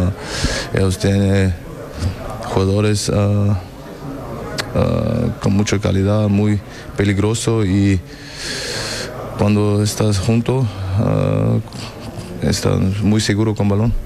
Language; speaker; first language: Spanish; non-native, learner; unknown